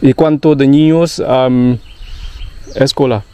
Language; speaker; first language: Spanish; non-native, learner; Vietnamese